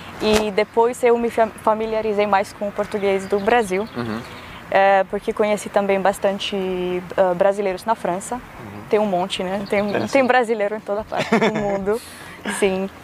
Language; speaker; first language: Portuguese; non-native, fluent; Macedonian